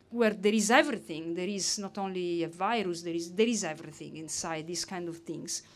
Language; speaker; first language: English; non-native, fluent; Italian